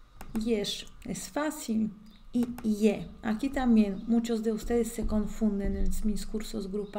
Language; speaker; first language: Spanish; non-native, fluent; Polish